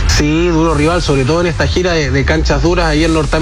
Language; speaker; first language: Spanish; native; Spanish